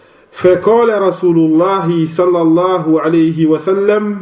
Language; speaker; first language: Arabic; non-native, fluent; French